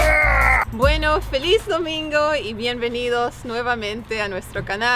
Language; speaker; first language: Spanish; early bilingual, heritage; Spanish